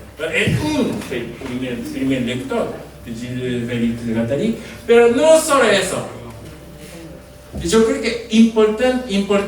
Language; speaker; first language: Spanish; non-native, fluent; Japanese